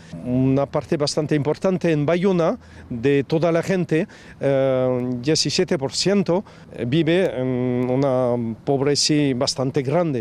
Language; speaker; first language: Spanish; non-native, fluent; French